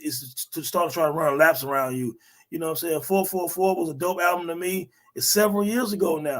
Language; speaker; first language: English; native; English